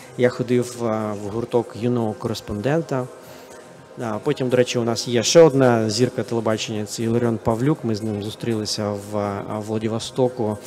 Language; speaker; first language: Ukrainian; non-native, fluent; Russian